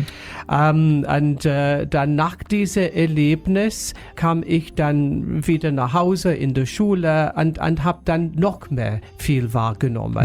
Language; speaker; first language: German; non-native, fluent; English